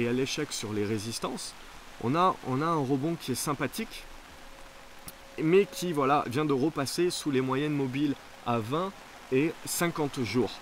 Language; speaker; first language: French; native; French